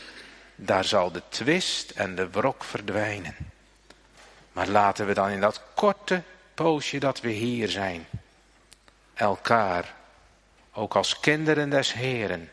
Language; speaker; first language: Dutch; native; Dutch